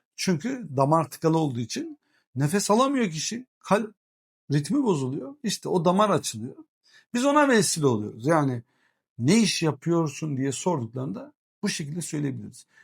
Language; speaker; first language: Turkish; early bilingual, heritage; Turkish